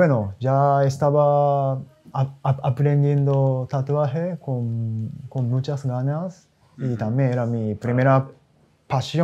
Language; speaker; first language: Spanish; non-native, learner; Japanese